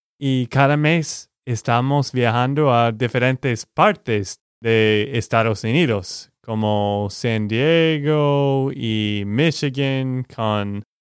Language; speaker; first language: Spanish; non-native, learner; English